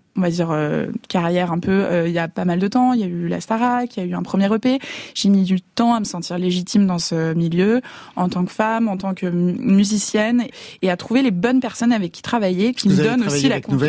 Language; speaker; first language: French; native; French